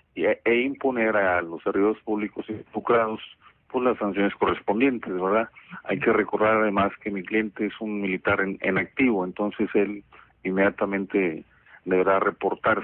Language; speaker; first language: Spanish; native; Spanish